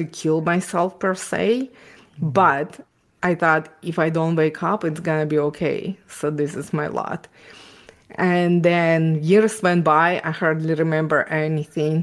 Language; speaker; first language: English; non-native, fluent; Ukrainian